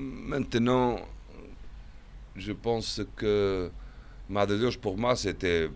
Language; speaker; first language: French; non-native, fluent; Portuguese